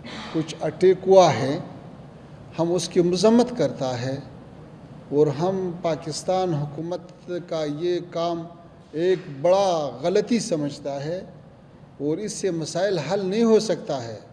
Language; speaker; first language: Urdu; non-native, fluent; Pashto